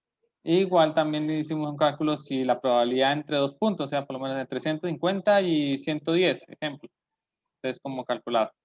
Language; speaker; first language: Spanish; native; Spanish